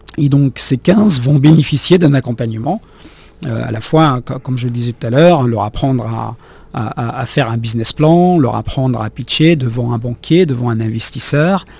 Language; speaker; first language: French; non-native, local second language; Arabic